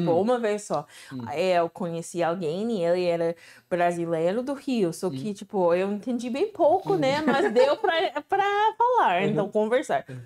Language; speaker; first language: Portuguese; non-native, fluent; English